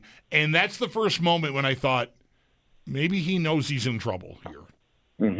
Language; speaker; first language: English; native; English